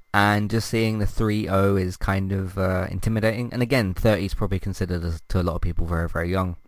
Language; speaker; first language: English; native; English